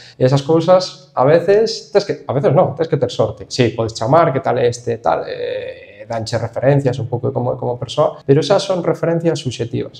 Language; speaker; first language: Galician; native; Galician